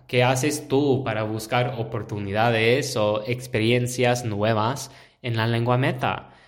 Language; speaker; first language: Spanish; non-native, fluent; English